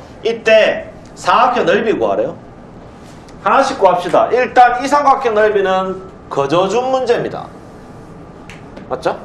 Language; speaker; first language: Korean; native; Korean